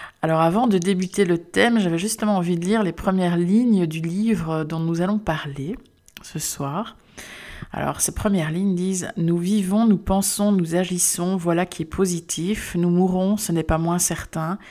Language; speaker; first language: French; native; French